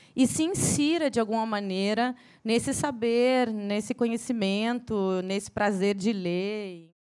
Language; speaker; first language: Portuguese; native; Portuguese